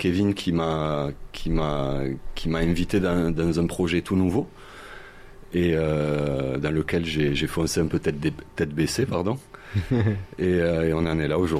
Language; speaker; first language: French; native; French